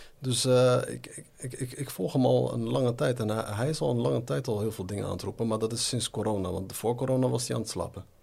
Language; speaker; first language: Dutch; native; Dutch